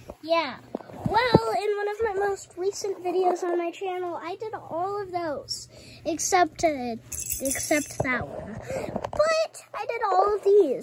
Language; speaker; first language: English; native; English